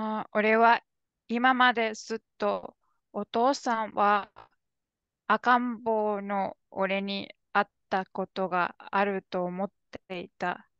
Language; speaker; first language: Japanese; non-native, learner; English